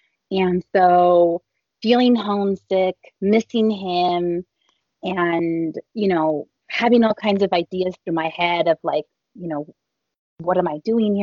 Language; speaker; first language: English; early bilingual, other home language; Spanish